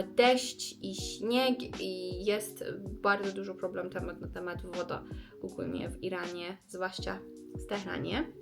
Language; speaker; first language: Polish; non-native, learner; Persian